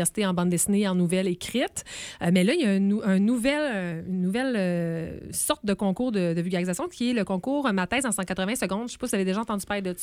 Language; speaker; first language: French; native; French